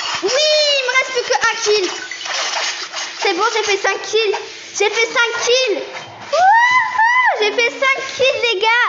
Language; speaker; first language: French; native; French